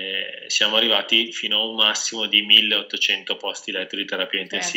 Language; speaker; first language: Italian; native; Italian